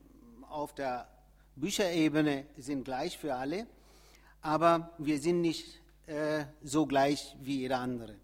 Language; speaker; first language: German; non-native, fluent; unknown